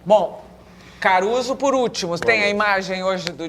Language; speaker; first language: Portuguese; native; Portuguese